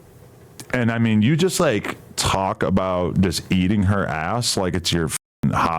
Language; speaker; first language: English; native; English